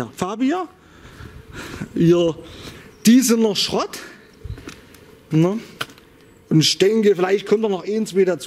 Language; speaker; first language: German; native; German